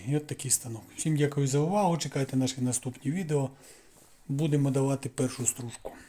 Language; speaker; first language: Ukrainian; native; Ukrainian